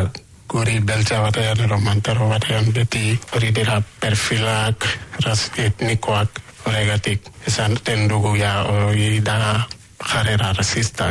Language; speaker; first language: Basque; non-native, learner; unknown